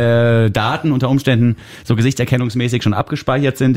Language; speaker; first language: German; native; German